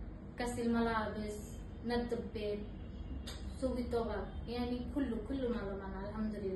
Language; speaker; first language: Arabic; non-native, learner; Bangla